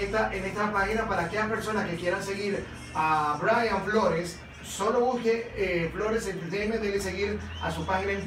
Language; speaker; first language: Spanish; native; Spanish